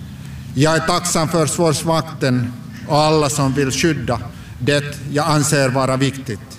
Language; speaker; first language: Swedish; non-native, local second language; Finnish